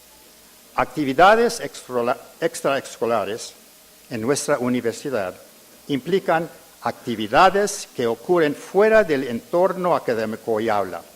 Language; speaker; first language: Spanish; early bilingual, heritage; English